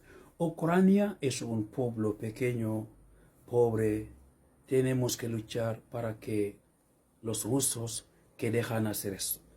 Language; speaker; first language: Spanish; non-native, learner; Fula